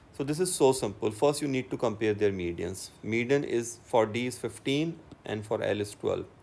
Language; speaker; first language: English; non-native, local second language; Urdu